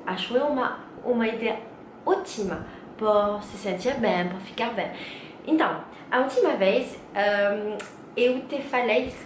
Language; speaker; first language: Portuguese; non-native, learner; French